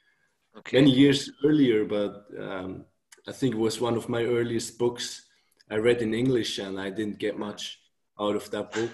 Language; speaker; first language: English; non-native, fluent; Swiss German